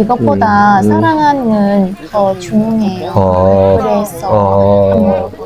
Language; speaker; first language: Korean; non-native, learner; Hmong